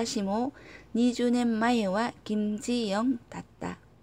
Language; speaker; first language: Japanese; non-native, learner; Korean